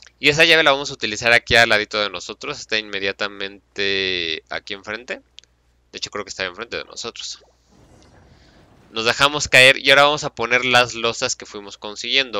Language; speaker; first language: Spanish; native; Spanish